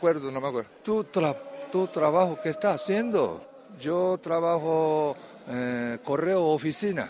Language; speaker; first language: Spanish; non-native, learner; Japanese